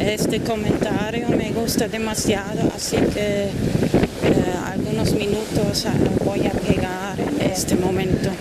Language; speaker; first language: Spanish; non-native, fluent; German